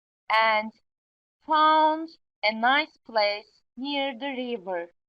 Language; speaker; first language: English; non-native, fluent; Turkish